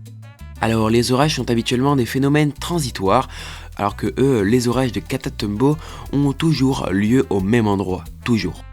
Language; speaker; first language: French; native; French